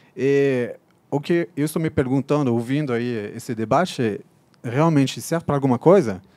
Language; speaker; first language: Portuguese; non-native, fluent; French